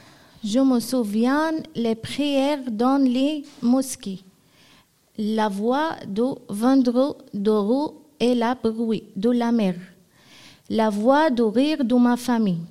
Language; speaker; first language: French; non-native, learner; Arabic